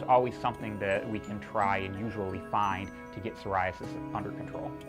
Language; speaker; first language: English; native; English